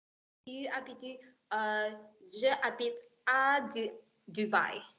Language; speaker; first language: French; non-native, learner; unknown